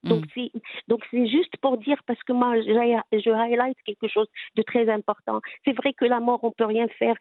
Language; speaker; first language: French; non-native, local second language; Arabic